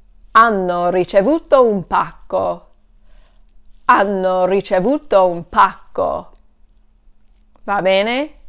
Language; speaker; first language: Italian; non-native, fluent; English